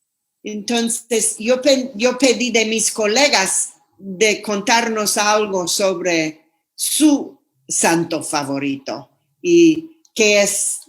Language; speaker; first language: Spanish; non-native, fluent; English